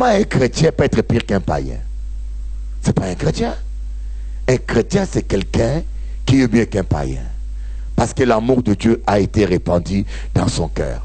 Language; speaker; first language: French; non-native, local second language; Lingala